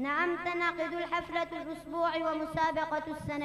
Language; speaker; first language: Arabic; non-native, learner; Pashto